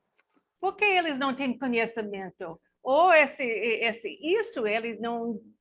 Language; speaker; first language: Portuguese; non-native, learner; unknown